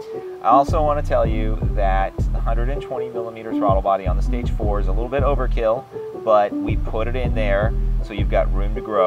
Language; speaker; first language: English; native; English